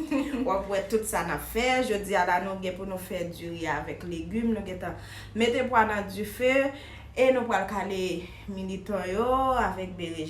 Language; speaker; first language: French; non-native, local second language; Haitian Creole